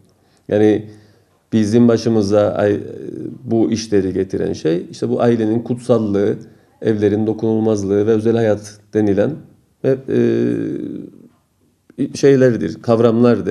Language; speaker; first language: Turkish; native; Turkish